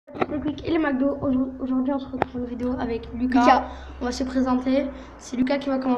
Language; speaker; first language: French; native; French